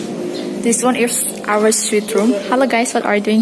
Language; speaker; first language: English; non-native, learner; Indonesian